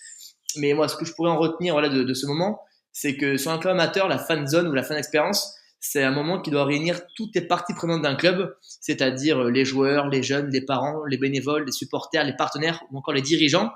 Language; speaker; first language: French; native; French